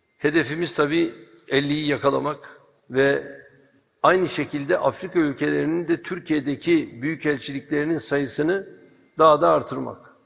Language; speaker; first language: Turkish; native; Turkish